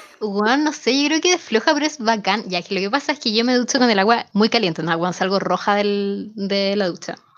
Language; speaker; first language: Spanish; native; Spanish